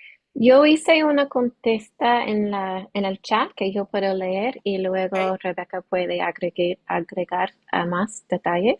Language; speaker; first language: Spanish; non-native, learner; English